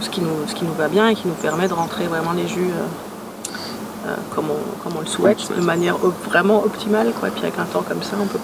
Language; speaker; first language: French; native; French